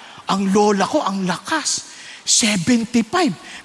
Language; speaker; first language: Filipino; native; Filipino